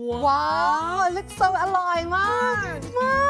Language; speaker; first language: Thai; non-native, fluent; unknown